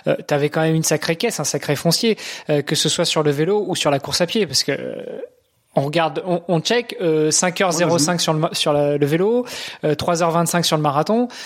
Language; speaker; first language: French; native; French